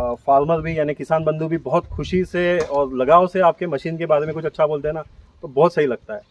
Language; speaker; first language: Hindi; non-native, local second language; Marathi